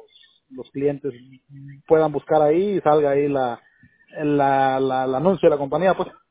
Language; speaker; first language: Spanish; native; Spanish